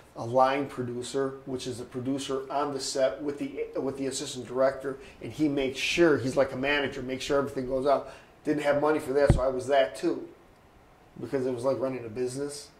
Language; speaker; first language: English; native; English